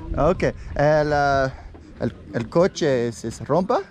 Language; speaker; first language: Spanish; non-native, learner; English